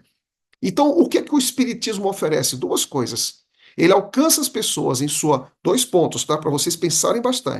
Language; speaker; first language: Portuguese; native; Portuguese